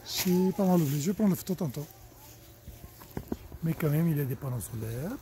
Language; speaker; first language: French; non-native, learner; Bulgarian